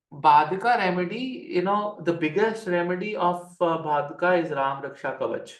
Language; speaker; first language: English; non-native, local second language; Hindi